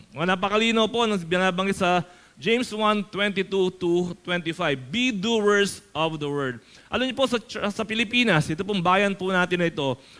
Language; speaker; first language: Filipino; native; Filipino